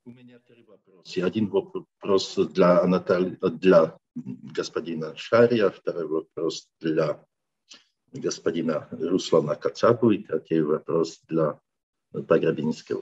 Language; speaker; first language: Russian; non-native, learner; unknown